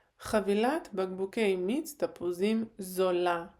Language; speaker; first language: Hebrew; non-native, fluent; Ukrainian